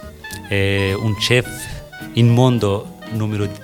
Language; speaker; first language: Italian; non-native, learner; Bangla